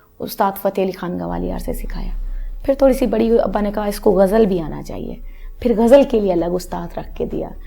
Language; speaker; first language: Urdu; non-native, local second language; Punjabi